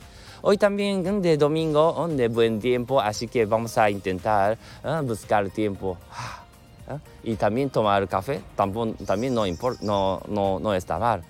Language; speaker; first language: Spanish; non-native, learner; Japanese